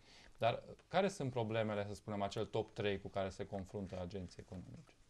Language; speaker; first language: Romanian; native; Romanian